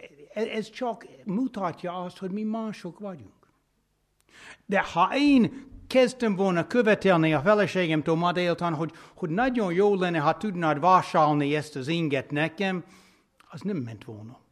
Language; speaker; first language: Hungarian; non-native, fluent; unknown